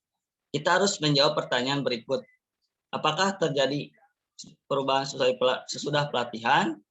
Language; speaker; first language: Indonesian; native; Indonesian